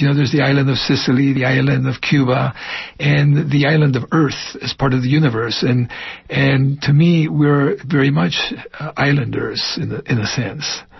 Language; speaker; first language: English; early bilingual, other home language; Spanish